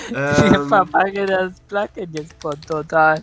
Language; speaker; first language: German; native; German